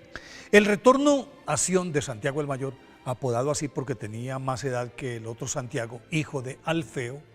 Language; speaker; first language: Spanish; native; Spanish